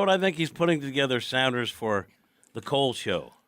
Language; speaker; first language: English; native; English